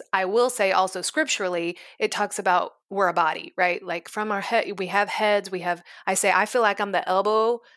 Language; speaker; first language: English; native; English